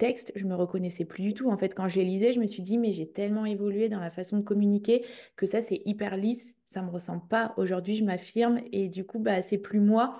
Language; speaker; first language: French; native; French